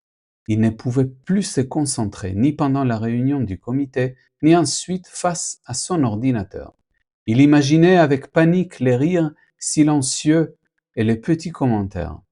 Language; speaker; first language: French; non-native, fluent; Spanish